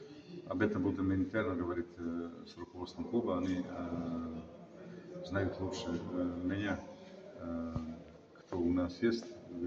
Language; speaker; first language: Russian; non-native, fluent; Bosnian